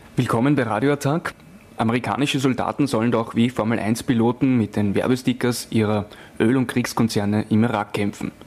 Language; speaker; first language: German; native; German